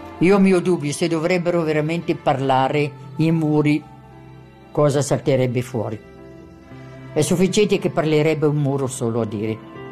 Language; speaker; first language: Italian; non-native, local second language; German